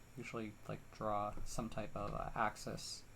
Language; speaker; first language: English; native; English